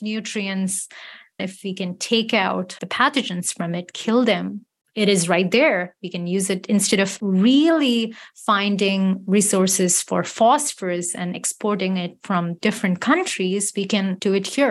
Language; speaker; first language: English; non-native, local second language; Tamil